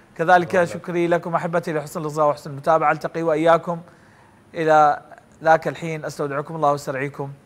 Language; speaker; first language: Arabic; native; Arabic